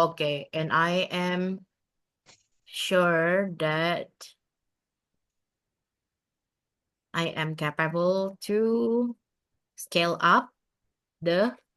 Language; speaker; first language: English; non-native, fluent; Indonesian